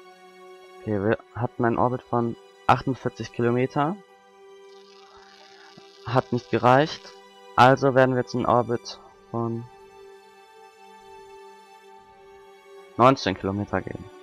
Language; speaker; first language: German; native; German